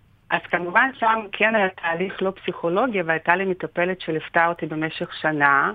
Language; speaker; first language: Hebrew; non-native, fluent; Russian